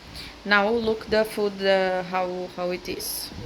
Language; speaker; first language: English; non-native, learner; Portuguese